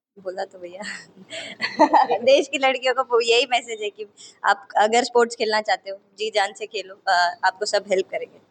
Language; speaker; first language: Hindi; native; Hindi